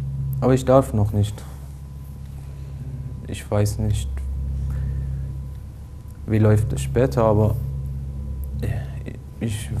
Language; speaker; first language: German; non-native, learner; Persian